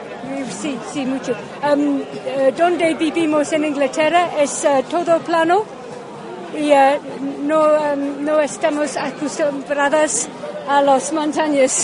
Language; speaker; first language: Spanish; non-native, learner; English